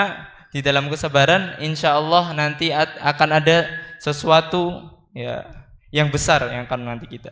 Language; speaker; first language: Indonesian; native; Indonesian